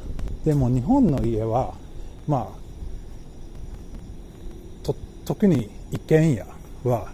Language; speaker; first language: Japanese; non-native, learner; Swedish